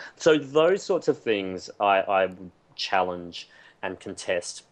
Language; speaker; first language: English; native; English